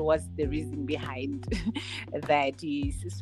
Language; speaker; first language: English; non-native, local second language; Tswana